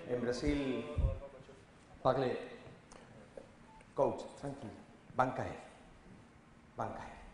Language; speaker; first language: French; non-native, learner; Spanish